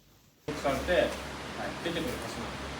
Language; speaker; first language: Japanese; native; Japanese